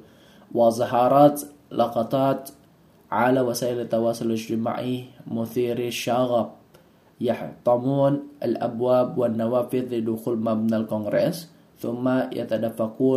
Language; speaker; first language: Arabic; non-native, fluent; Indonesian